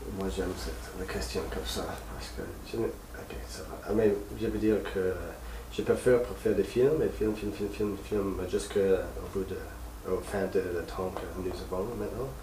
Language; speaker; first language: French; non-native, learner; English